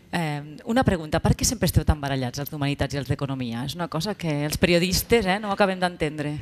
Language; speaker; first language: Catalan; native; Catalan